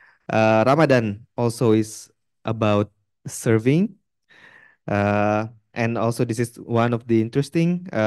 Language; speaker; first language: English; non-native, fluent; Indonesian